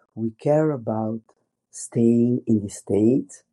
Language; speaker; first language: English; non-native, fluent; Italian